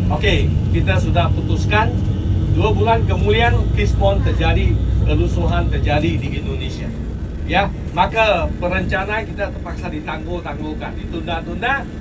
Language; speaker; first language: Malay; non-native, local second language; Chinese